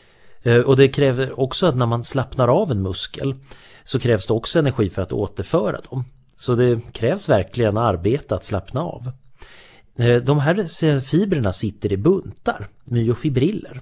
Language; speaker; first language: Swedish; native; Swedish